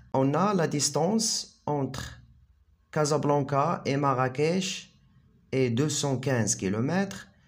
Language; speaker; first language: French; non-native, local second language; Arabic